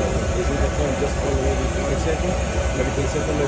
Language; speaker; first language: English; non-native, learner; Arabic